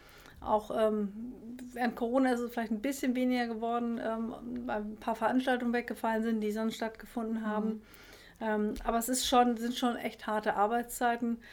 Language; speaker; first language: German; native; German